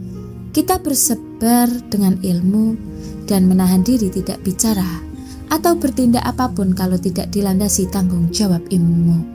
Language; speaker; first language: Indonesian; native; Indonesian